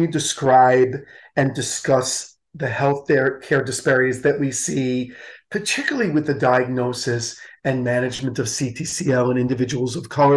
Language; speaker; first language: English; native; English